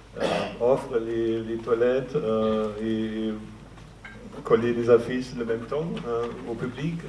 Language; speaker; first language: French; non-native, fluent; German